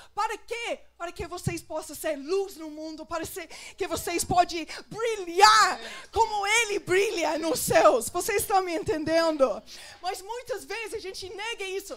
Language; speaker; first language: Portuguese; non-native, fluent; English